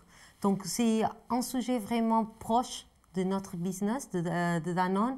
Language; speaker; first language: French; non-native, fluent; Portuguese